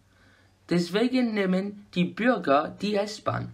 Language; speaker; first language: German; non-native, learner; French